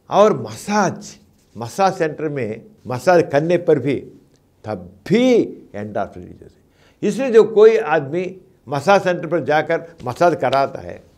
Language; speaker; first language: Hindi; non-native, local second language; Telugu